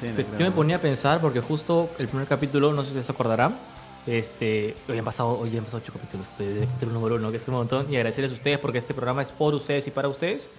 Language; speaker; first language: Spanish; native; Spanish